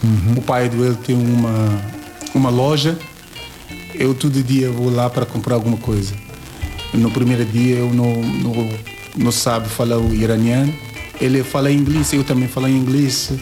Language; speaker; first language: Portuguese; non-native, learner; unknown